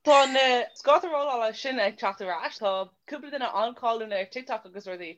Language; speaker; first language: Irish; non-native, local second language; English